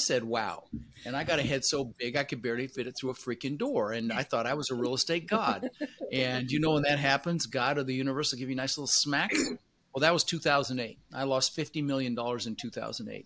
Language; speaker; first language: English; early bilingual, other home language; Dutch